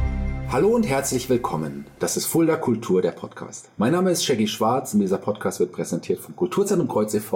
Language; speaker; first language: German; native; German